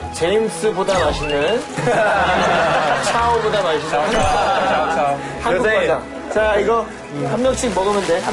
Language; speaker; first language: Korean; non-native, fluent; Chinese